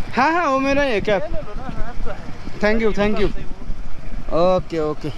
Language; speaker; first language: Hindi; non-native, learner; Bangla